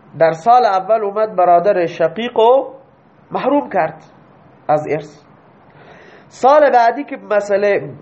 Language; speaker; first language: Persian; non-native, local second language; Baluchi